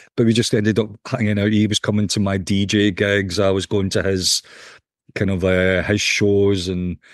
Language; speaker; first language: English; native; English